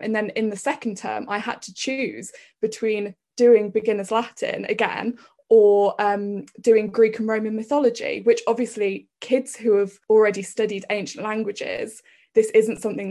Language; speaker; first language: English; native; English